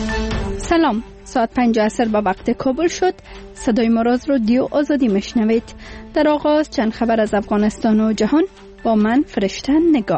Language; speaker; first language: Persian; native; Persian